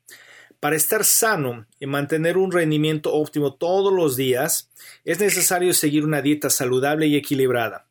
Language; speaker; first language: Spanish; native; Spanish